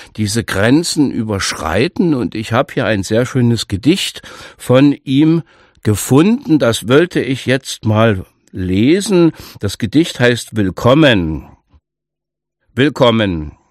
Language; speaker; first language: German; native; German